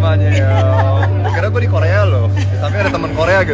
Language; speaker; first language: Indonesian; native; Indonesian